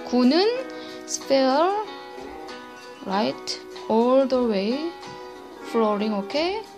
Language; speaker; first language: English; non-native, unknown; Korean